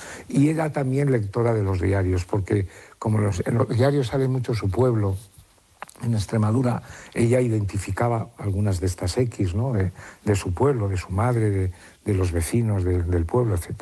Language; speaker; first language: Spanish; native; Spanish